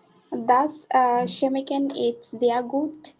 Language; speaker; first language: German; non-native, learner; Bangla